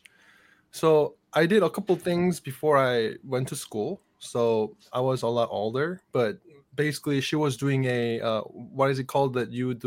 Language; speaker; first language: English; non-native, fluent; Korean